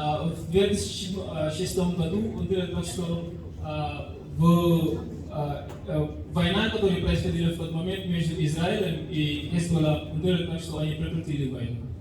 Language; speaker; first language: Russian; non-native, fluent; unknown